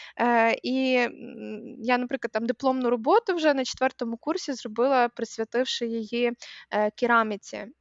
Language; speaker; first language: Ukrainian; native; Ukrainian